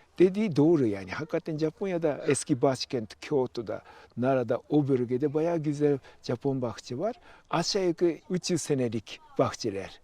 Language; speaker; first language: Turkish; non-native, fluent; Japanese